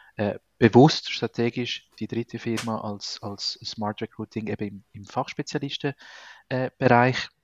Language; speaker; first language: German; non-native, fluent; Spanish